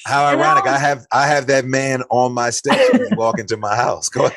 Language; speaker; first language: English; native; English